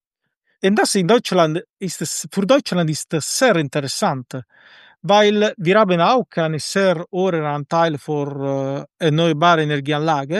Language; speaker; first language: German; non-native, fluent; Italian